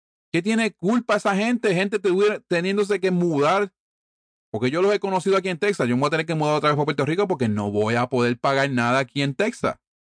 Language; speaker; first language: Spanish; early bilingual, heritage; Spanish